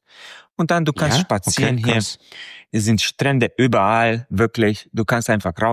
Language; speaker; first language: German; non-native, fluent; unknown